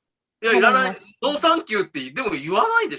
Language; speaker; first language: Japanese; native; Japanese